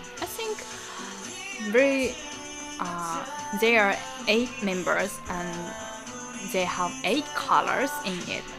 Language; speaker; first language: English; non-native, learner; Japanese